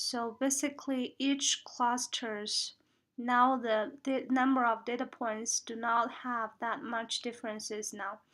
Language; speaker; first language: English; non-native, fluent; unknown